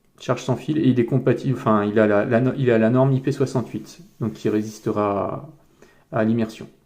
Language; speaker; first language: French; native; French